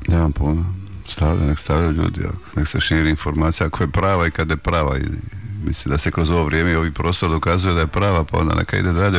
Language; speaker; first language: Croatian; native; Croatian